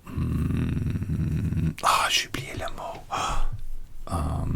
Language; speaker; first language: French; non-native, learner; English